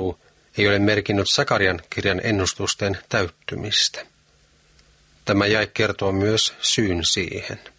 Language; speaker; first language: Finnish; native; Finnish